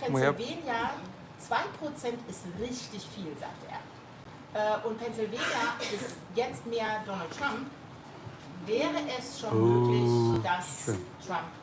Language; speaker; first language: German; native; German